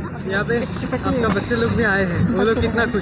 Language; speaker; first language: Hindi; non-native, local second language; Nepali